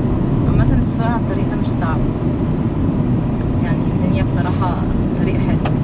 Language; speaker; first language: Arabic; native; Arabic